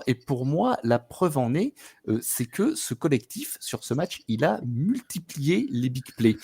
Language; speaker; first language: French; native; French